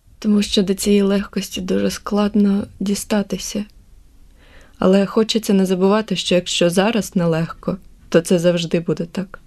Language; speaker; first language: Ukrainian; native; Ukrainian